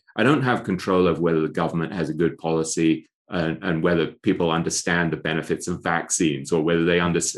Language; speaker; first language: English; native; English